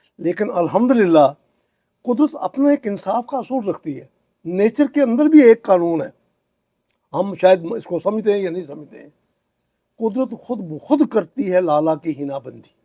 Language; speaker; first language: Urdu; non-native, local second language; Pahari-Potwari